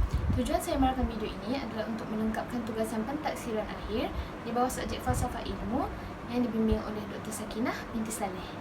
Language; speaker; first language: Malay; native; Malay